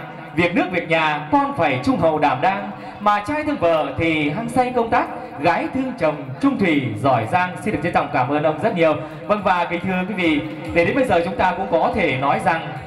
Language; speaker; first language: Vietnamese; native; Vietnamese